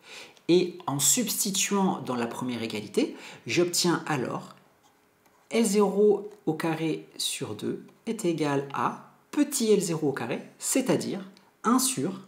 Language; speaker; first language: French; native; French